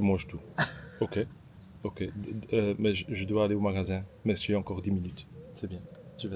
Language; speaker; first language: French; non-native, local second language; Dutch